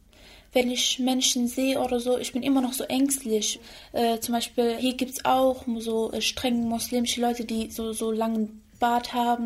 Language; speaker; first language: German; early bilingual, other home language; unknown